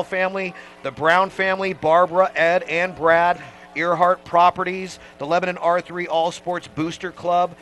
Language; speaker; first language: English; native; English